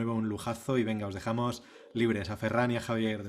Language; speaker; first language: Spanish; native; Spanish